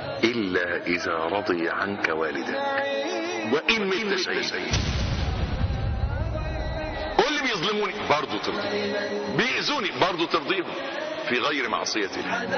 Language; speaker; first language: Arabic; native; Arabic